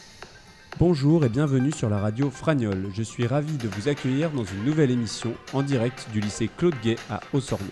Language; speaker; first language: French; native; French